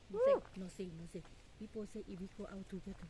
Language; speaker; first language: English; non-native, learner; Dutch